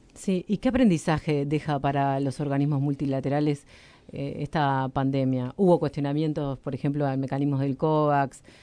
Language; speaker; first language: Spanish; native; Spanish